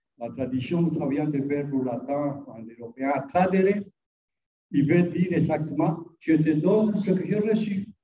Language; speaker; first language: French; non-native, fluent; Spanish